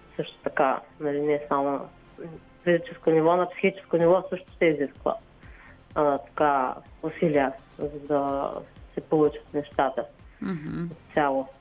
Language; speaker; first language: Bulgarian; native; Bulgarian